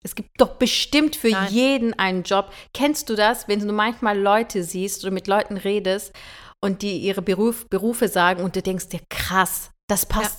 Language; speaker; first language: German; early bilingual, other home language; Turkish